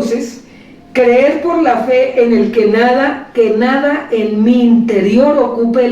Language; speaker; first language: Spanish; native; Spanish